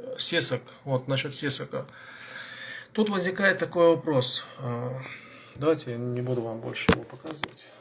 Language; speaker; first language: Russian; non-native, local second language; Chechen